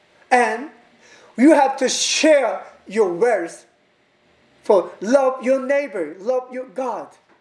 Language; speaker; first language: English; non-native, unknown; Korean